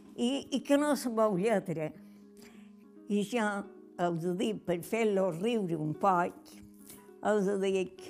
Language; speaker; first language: Catalan; native; Catalan